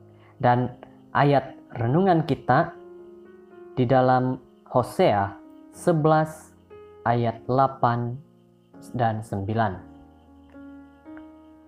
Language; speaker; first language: Indonesian; native; Indonesian